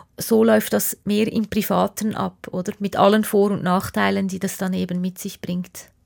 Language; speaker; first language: German; native; German